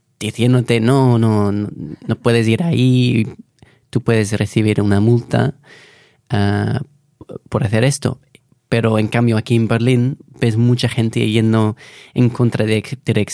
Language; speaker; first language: Spanish; non-native, fluent; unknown